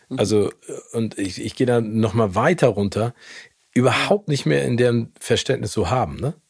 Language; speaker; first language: German; native; German